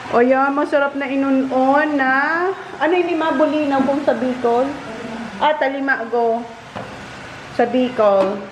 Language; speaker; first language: Filipino; non-native, local second language; Bikol